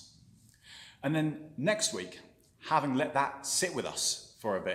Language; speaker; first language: English; native; English